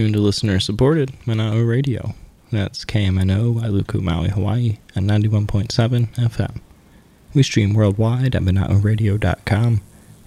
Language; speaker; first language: English; native; English